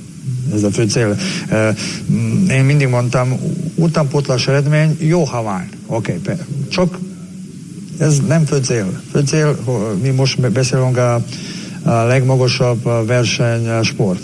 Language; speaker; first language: Hungarian; non-native, learner; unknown